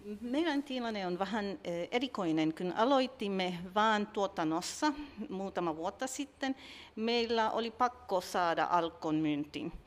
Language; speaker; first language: Finnish; non-native, learner; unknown